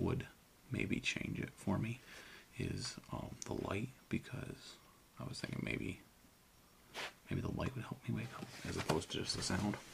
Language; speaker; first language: English; native; English